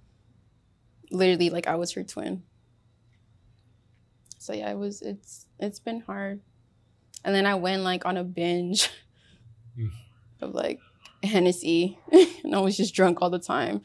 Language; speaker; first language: English; early bilingual, other home language; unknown